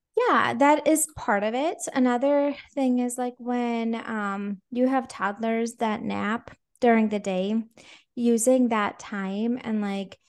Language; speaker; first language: English; non-native, fluent; Russian